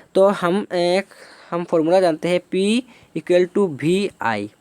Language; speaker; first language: Hindi; non-native, local second language; Bangla